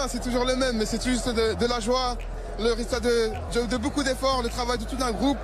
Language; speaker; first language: French; native; French